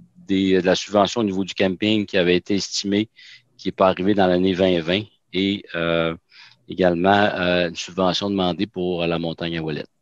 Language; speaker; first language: French; native; French